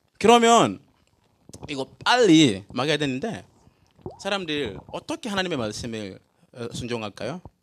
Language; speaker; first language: Korean; non-native, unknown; Swahili